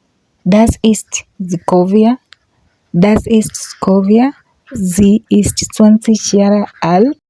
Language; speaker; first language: German; non-native, learner; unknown